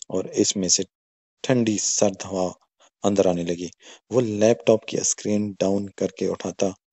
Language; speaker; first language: Urdu; non-native, local second language; Pashto